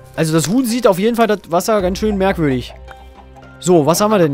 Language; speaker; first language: German; native; German